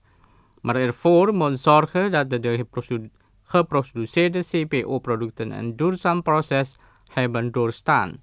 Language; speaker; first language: Dutch; non-native, fluent; Indonesian